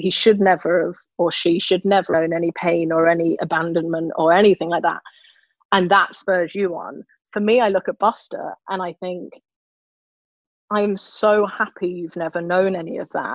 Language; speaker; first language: English; native; English